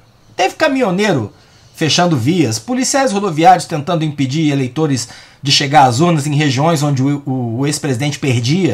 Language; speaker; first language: Portuguese; native; Portuguese